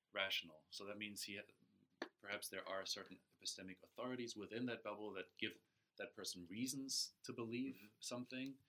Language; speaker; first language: English; non-native, fluent; German